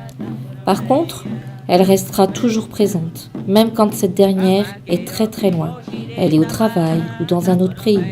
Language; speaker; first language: French; native; French